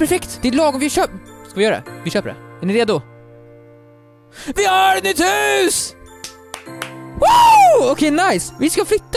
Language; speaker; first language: Swedish; native; Swedish